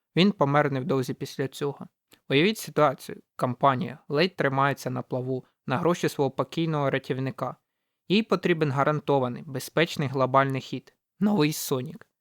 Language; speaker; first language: Ukrainian; native; Ukrainian